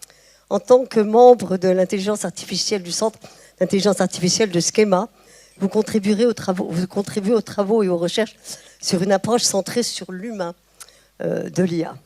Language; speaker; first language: French; native; French